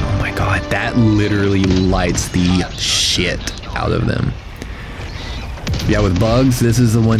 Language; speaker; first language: English; native; English